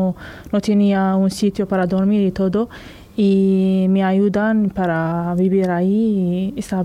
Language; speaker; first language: Spanish; non-native, learner; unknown